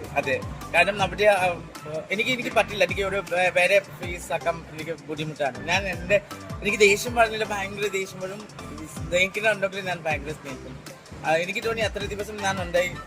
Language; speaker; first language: Malayalam; non-native, fluent; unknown